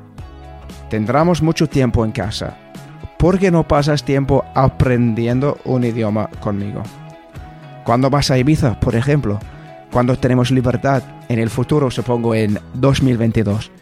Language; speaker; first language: Spanish; non-native, fluent; English